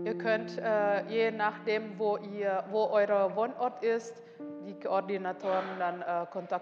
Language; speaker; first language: German; non-native, learner; Indonesian